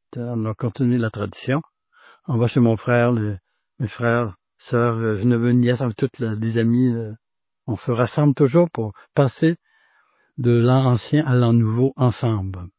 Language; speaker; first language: French; native; French